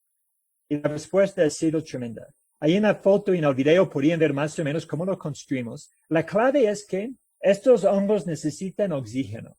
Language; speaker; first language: Spanish; non-native, fluent; English